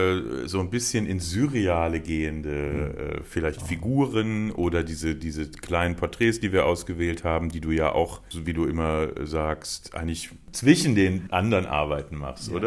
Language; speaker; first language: German; native; German